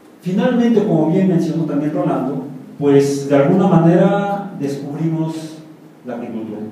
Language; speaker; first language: Spanish; native; Spanish